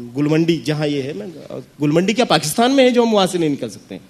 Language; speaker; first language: Hindi; native; Hindi